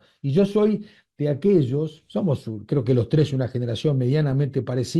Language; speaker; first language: Spanish; native; Spanish